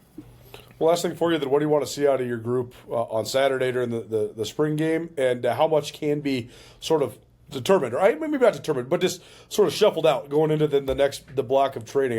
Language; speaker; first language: English; native; English